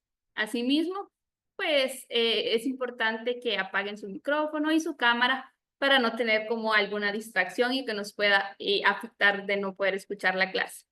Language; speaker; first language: Spanish; native; Spanish